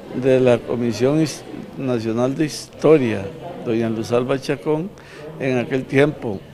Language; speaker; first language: Spanish; native; Spanish